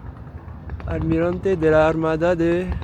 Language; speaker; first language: Spanish; non-native, learner; French